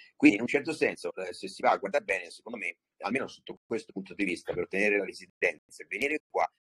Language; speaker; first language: Italian; native; Italian